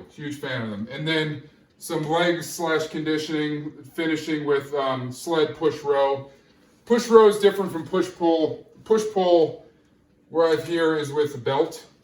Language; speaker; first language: English; native; English